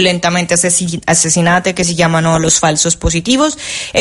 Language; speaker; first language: Italian; non-native, fluent; Spanish